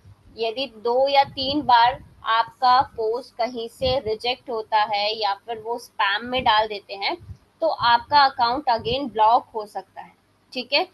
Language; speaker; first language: Hindi; native; Hindi